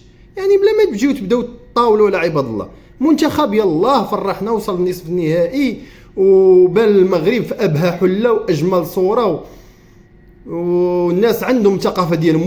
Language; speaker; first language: Arabic; native; Arabic